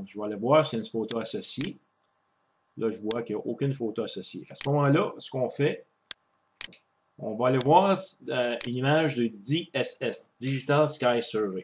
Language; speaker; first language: French; native; French